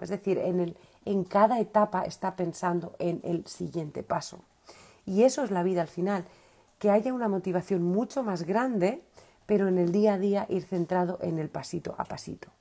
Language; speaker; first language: Spanish; native; Spanish